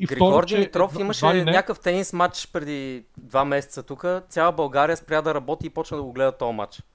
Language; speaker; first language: Bulgarian; native; Bulgarian